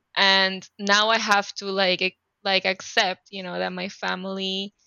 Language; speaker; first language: English; non-native, fluent; Spanish